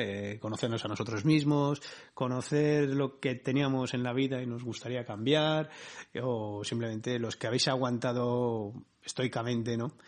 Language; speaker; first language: Spanish; native; Spanish